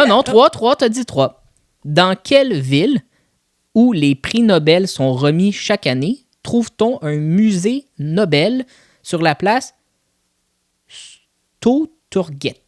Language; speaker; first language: French; native; French